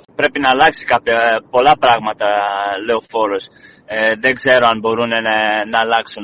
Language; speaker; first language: Greek; non-native, fluent; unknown